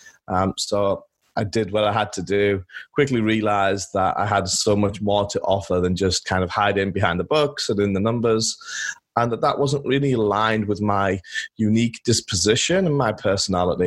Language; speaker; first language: English; native; English